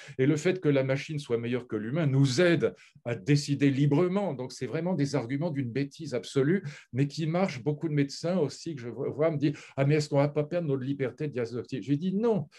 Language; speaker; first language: French; native; French